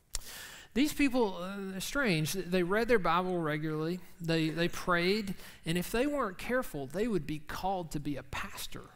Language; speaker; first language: English; native; English